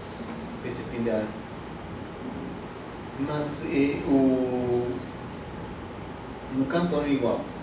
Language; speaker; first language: Portuguese; non-native, fluent; Spanish